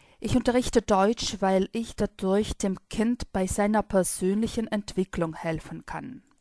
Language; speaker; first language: German; non-native, fluent; Russian